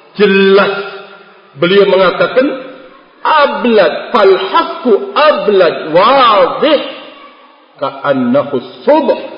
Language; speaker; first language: Malay; non-native, local second language; Sasak